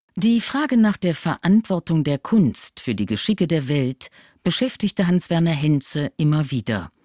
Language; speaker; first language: German; native; German